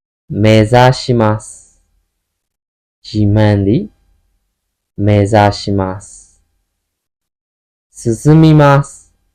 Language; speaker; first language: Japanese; non-native, fluent; Burmese